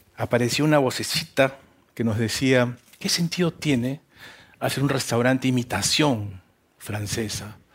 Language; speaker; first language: Spanish; native; Spanish